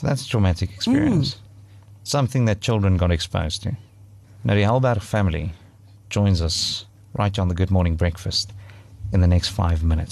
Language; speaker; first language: English; non-native, local second language; Afrikaans